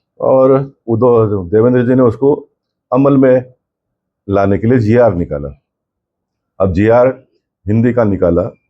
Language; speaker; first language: Hindi; non-native, local second language; Kannada